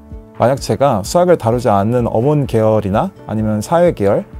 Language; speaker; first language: Korean; native; Korean